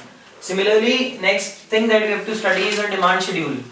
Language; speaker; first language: English; non-native, local second language; Hindi